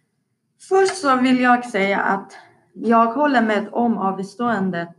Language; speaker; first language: Swedish; non-native, learner; Persian